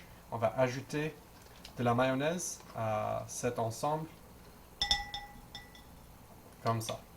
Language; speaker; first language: French; non-native, learner; English